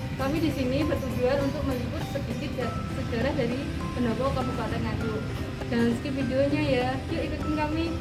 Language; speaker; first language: Indonesian; native; Indonesian